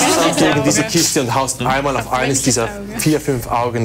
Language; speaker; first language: German; native; German